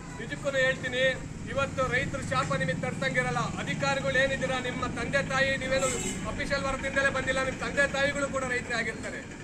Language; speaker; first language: Kannada; native; Kannada